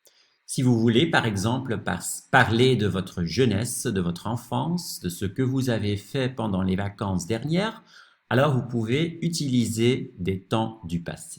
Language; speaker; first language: French; non-native, fluent; Dutch